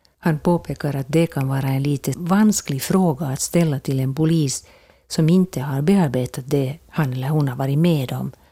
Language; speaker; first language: Swedish; native; Swedish